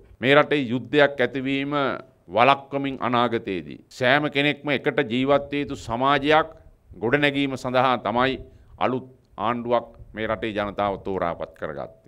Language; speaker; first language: Sinhala; native; Sinhala